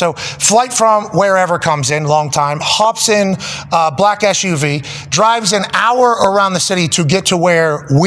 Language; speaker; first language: English; native; English